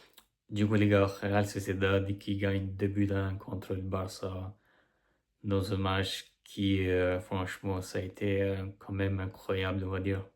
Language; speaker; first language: French; non-native, fluent; Albanian